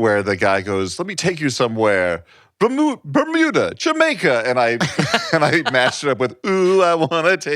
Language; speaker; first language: English; native; English